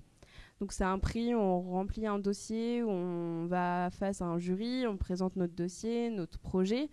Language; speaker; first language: French; native; French